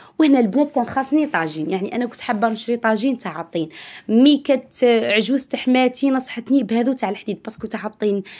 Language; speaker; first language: Arabic; native; Arabic